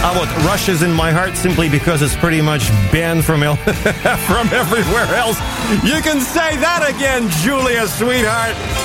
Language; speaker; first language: English; non-native, fluent; Russian